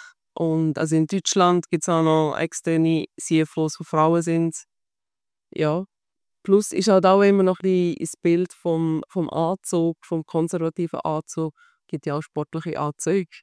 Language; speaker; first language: German; native; German